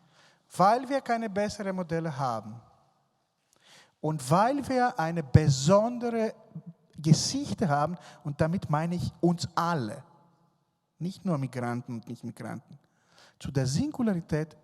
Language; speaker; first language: German; non-native, fluent; Greek